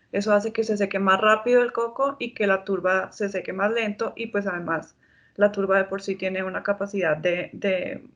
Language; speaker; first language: Spanish; native; Spanish